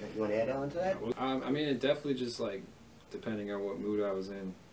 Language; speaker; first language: English; native; English